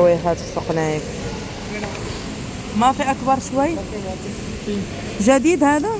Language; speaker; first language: Arabic; native; Arabic